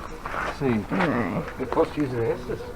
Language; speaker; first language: Portuguese; non-native, learner; English